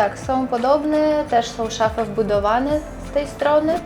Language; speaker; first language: Polish; non-native, fluent; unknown